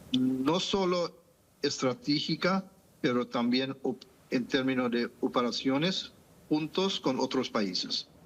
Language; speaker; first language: Spanish; non-native, fluent; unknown